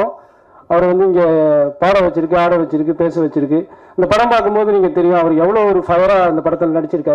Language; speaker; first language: Tamil; native; Tamil